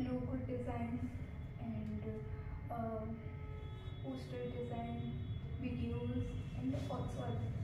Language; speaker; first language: English; non-native, learner; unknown